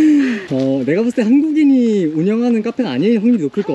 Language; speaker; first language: Korean; native; Korean